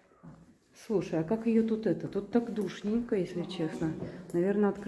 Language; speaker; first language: Russian; native; Russian